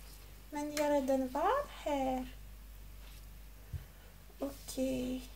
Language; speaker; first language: Swedish; non-native, learner; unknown